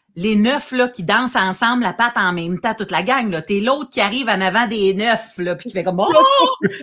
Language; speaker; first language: French; native; French